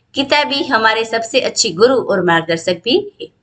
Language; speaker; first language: Hindi; non-native, local second language; Gujarati